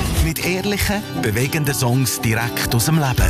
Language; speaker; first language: German; native; German